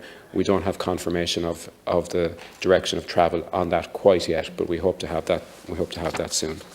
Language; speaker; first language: English; native; English